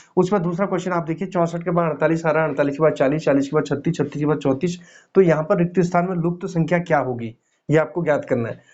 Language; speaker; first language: Hindi; native; Hindi